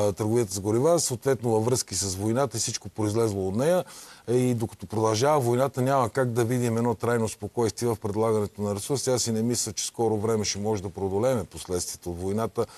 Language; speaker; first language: Bulgarian; native; Bulgarian